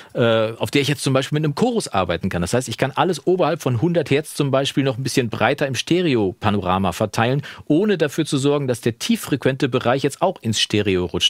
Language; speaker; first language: German; native; German